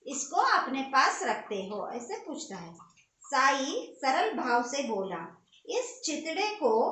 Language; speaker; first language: Hindi; non-native, local second language; Kannada